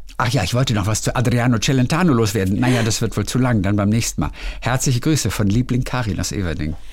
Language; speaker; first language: German; native; German